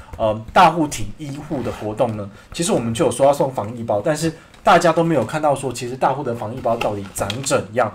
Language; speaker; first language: Chinese; native; Chinese